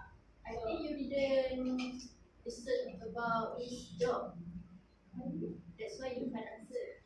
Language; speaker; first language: English; non-native, local second language; Malay